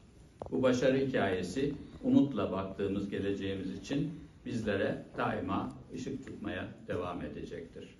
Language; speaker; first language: Turkish; native; Turkish